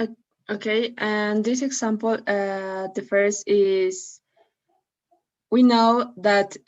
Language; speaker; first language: English; non-native, learner; Spanish